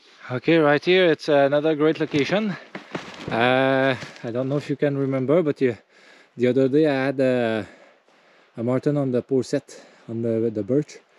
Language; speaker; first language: English; non-native, fluent; French